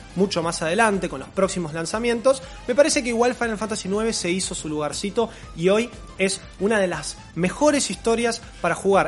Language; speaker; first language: Spanish; native; Spanish